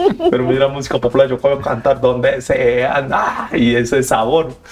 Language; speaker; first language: Spanish; non-native, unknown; Korean